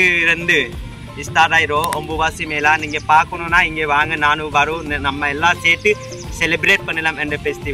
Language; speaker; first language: Tamil; non-native, learner; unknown